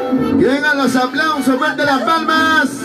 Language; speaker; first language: Spanish; native; Spanish